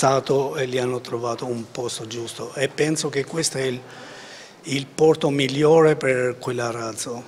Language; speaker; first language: Italian; non-native, fluent; Albanian